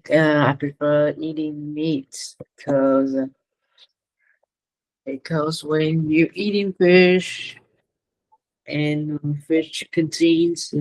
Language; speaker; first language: English; non-native, learner; Vietnamese